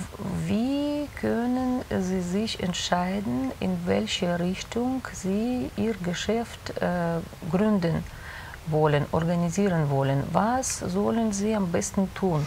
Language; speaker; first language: German; non-native, fluent; Russian